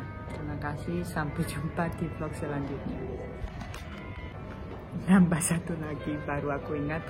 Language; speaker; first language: Indonesian; non-native, fluent; Spanish